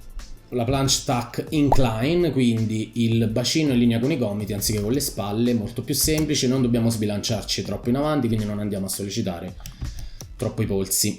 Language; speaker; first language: Italian; native; Italian